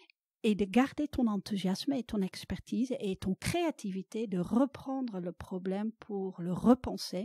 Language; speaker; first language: French; non-native, fluent; Dutch